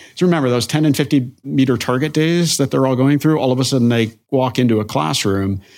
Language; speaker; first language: English; native; English